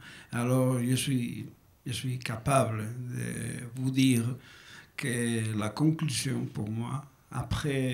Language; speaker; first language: French; non-native, learner; Basque